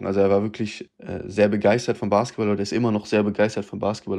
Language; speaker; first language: German; native; German